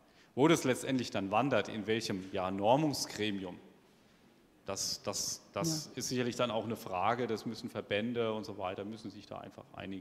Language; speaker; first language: German; native; German